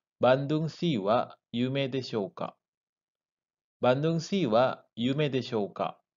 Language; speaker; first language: Japanese; non-native, learner; Indonesian